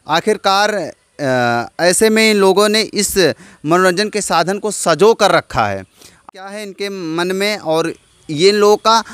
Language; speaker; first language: Hindi; native; Hindi